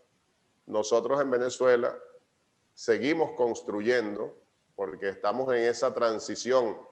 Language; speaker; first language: Spanish; native; Spanish